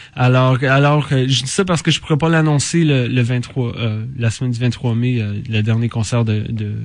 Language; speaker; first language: French; native; French